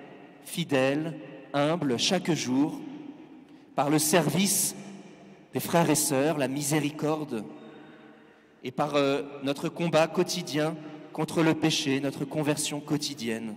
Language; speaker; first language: French; native; French